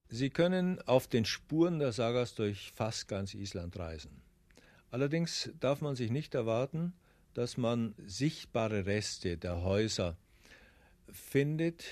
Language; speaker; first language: German; native; German